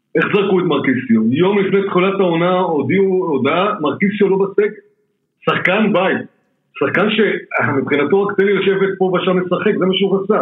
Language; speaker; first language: Hebrew; native; Hebrew